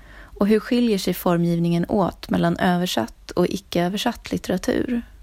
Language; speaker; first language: Swedish; non-native, fluent; Romanian